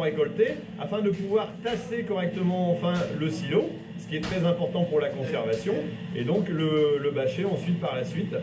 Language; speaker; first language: French; native; French